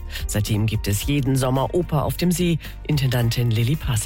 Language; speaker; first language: German; native; German